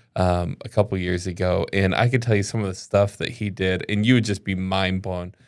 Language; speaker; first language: English; native; English